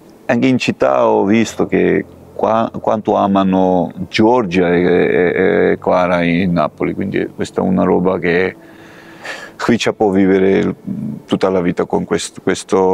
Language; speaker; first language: Italian; non-native, fluent; Georgian